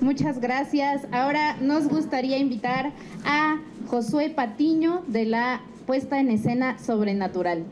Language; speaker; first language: Spanish; native; Spanish